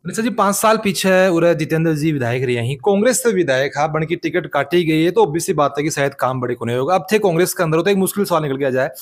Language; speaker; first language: Hindi; native; Hindi